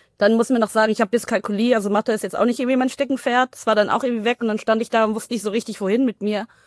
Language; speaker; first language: German; early bilingual, other home language; Tamil